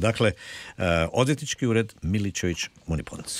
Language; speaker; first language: Croatian; native; Croatian